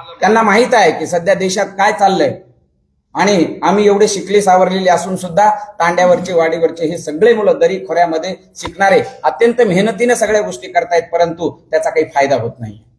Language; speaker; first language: Marathi; non-native, local second language; Lambadi